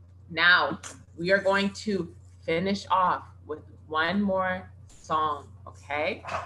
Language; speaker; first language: English; early bilingual, other home language; French